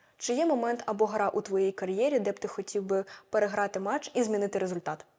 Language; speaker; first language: Ukrainian; native; Ukrainian